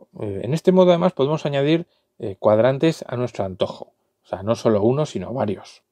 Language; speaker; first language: Spanish; native; Spanish